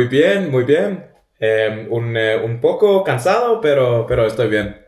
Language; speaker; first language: Spanish; non-native, learner; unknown